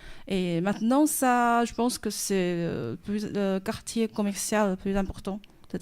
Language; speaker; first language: French; non-native, fluent; Chinese